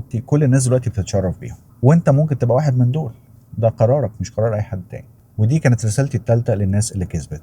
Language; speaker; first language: Arabic; native; Arabic